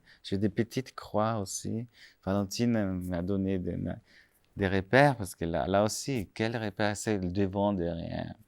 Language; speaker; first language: French; non-native, fluent; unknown